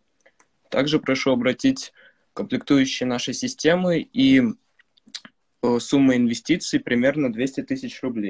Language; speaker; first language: Russian; native; Russian